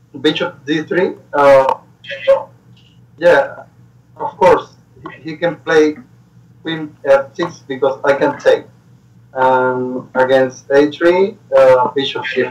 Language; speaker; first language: English; non-native, learner; Spanish